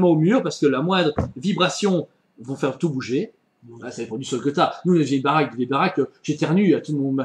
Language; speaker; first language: French; native; French